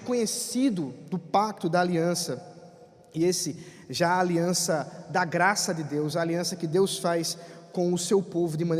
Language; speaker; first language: Portuguese; native; Portuguese